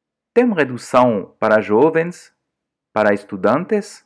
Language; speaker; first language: Portuguese; non-native, fluent; French